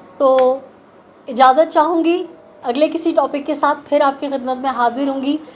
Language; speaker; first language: Urdu; native; Urdu